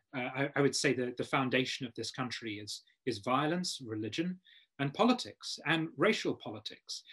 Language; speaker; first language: English; native; English